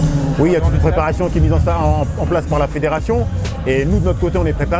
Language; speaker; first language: French; native; French